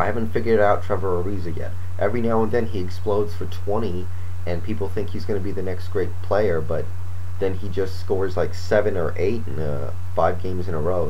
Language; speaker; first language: English; native; English